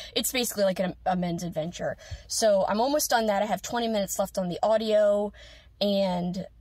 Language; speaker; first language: English; native; English